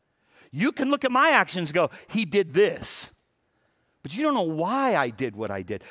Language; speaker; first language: English; native; English